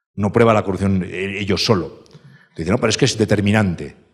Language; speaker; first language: Spanish; native; Spanish